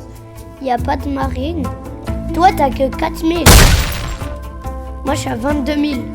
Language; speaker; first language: French; native; French